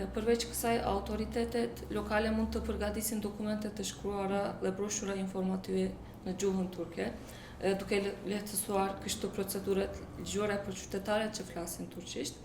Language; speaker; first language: Albanian; non-native, local second language; Turkish